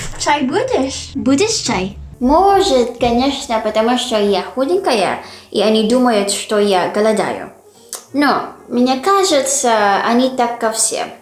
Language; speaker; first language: Russian; non-native, fluent; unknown